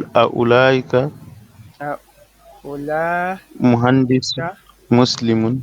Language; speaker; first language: Arabic; non-native, learner; French